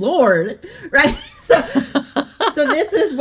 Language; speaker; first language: English; native; English